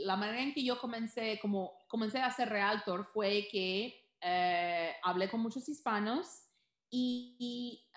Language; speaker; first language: Spanish; early bilingual, heritage; Spanish